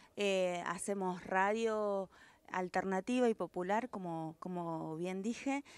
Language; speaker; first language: Spanish; native; Spanish